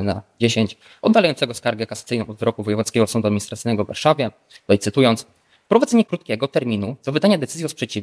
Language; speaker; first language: Polish; native; Polish